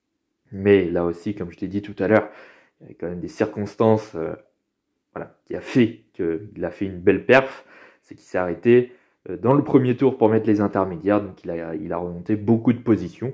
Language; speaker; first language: French; native; French